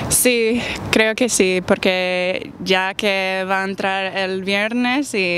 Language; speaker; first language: Spanish; non-native, learner; English